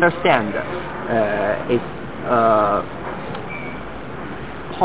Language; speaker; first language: English; non-native, fluent; Chinese